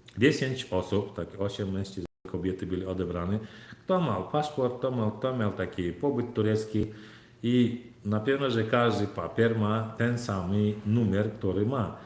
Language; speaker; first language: Polish; non-native, learner; Turkmen